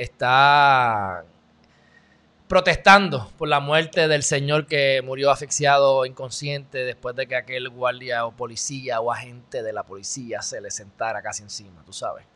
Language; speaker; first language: Spanish; native; Spanish